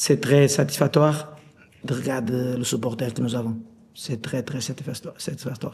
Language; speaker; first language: French; non-native, learner; Portuguese